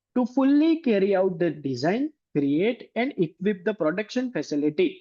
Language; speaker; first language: English; non-native, local second language; Gujarati